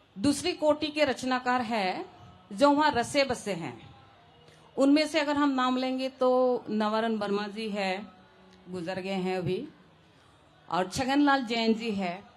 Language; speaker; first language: Hindi; non-native, local second language; Assamese